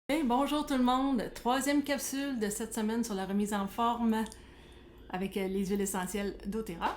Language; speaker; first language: French; native; French